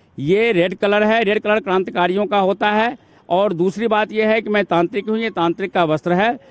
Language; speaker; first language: Hindi; native; Hindi